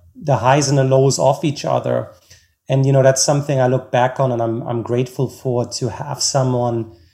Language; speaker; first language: English; non-native, fluent; German